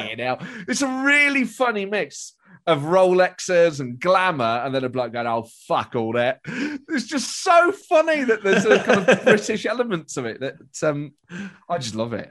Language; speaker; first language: English; native; English